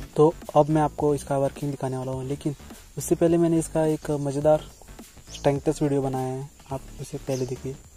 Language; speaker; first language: Hindi; non-native, local second language; Konkani